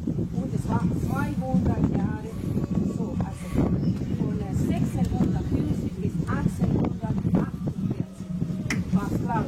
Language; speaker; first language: German; non-native, fluent; French